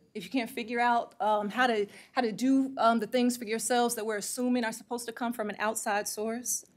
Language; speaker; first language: English; native; English